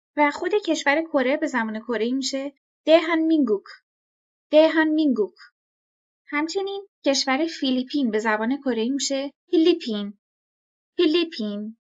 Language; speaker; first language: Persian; native; Persian